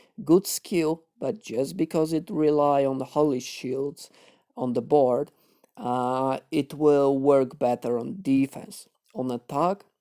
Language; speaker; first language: English; non-native, fluent; Polish